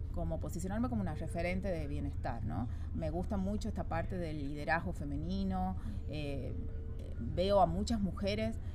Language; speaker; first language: Spanish; native; Spanish